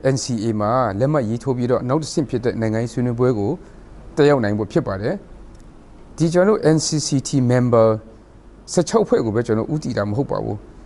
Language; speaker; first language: Burmese; non-native, local second language; Kachin